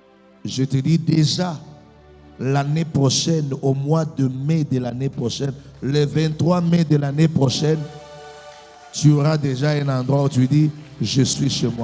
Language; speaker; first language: French; non-native, local second language; Lingala